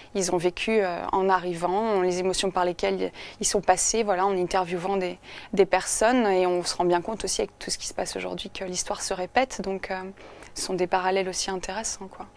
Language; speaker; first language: French; native; French